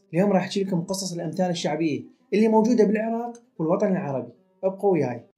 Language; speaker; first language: Arabic; native; Arabic